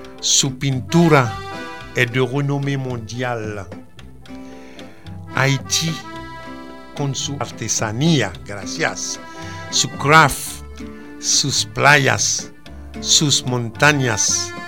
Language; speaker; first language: Spanish; non-native, fluent; Haitian Creole